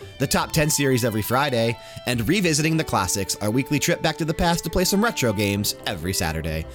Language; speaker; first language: English; native; English